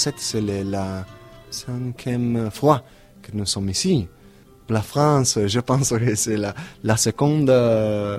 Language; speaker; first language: French; non-native, learner; Italian